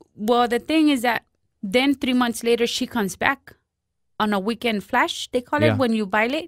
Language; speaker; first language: English; non-native, fluent; Spanish